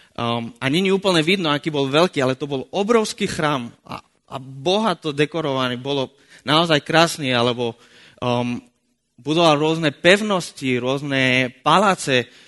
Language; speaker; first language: Slovak; non-native, fluent; Spanish